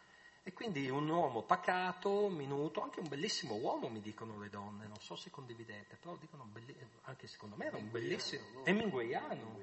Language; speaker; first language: Italian; native; Italian